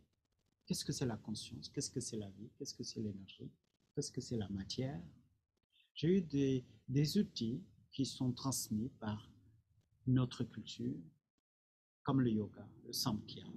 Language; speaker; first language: French; non-native, fluent; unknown